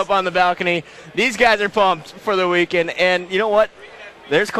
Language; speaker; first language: English; native; English